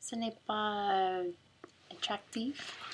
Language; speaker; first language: French; non-native, learner; English